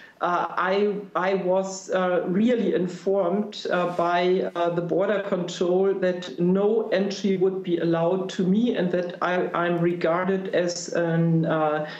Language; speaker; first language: English; non-native, fluent; German